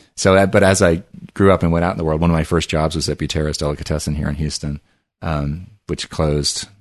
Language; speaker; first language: English; early bilingual, other home language; Italian